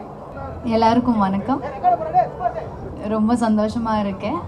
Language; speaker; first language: Tamil; non-native, learner; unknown